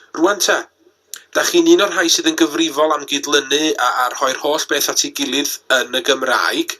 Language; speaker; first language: Welsh; native; Welsh